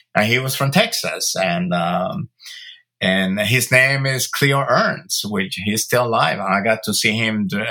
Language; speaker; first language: English; early bilingual, other home language; Spanish